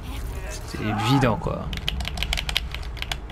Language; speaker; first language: French; native; French